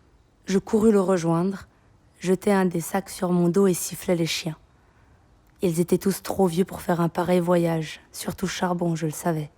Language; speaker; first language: French; native; French